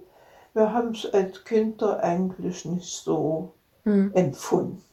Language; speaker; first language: German; native; German